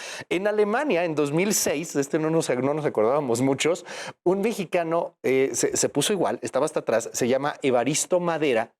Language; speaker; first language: Spanish; native; Spanish